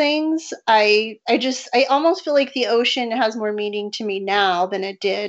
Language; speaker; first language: English; native; English